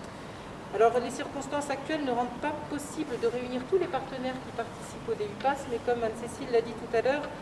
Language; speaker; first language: French; native; French